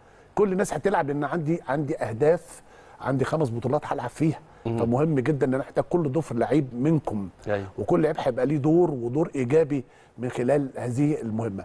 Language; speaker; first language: Arabic; native; Arabic